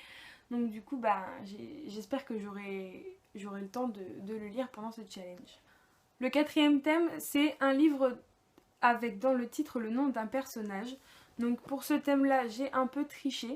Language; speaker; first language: French; native; French